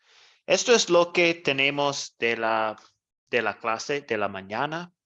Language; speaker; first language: Spanish; non-native, fluent; English